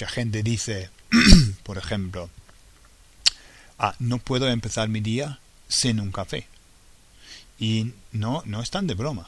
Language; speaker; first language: Spanish; non-native, fluent; English